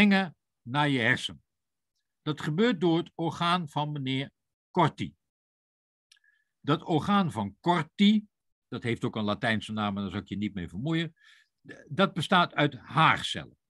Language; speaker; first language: Dutch; native; Dutch